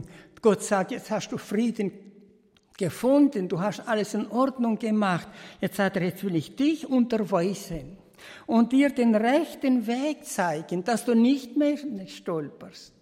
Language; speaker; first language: German; early bilingual, heritage; German